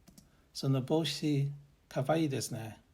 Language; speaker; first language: Japanese; non-native, learner; English